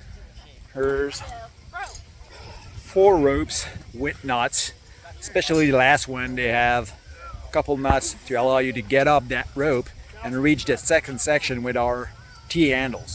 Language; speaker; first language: English; non-native, local second language; French